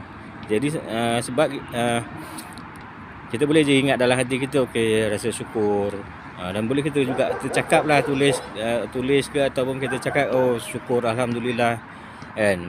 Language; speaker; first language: Malay; native; Malay